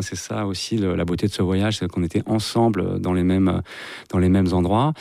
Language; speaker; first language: French; native; French